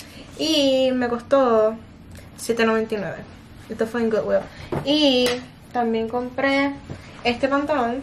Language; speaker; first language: Spanish; early bilingual, heritage; Spanish